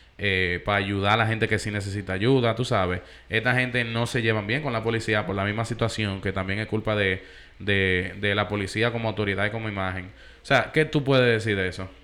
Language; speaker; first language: Spanish; early bilingual, heritage; Spanish